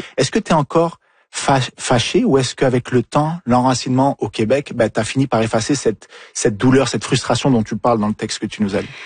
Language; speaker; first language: French; native; French